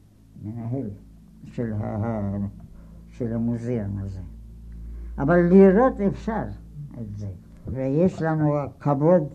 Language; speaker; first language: Hebrew; non-native, fluent; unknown